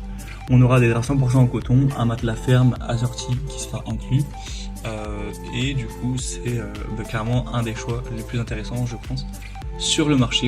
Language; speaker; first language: French; native; French